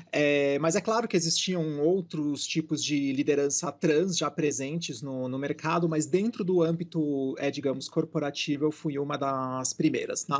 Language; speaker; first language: Portuguese; native; Portuguese